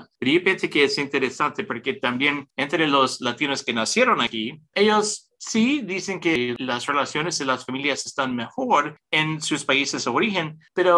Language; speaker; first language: Spanish; early bilingual, heritage; English